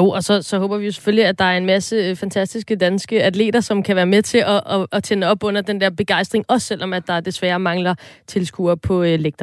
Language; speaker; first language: Danish; native; Danish